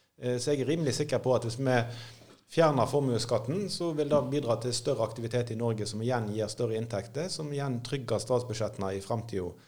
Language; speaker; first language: Norwegian; native; Norwegian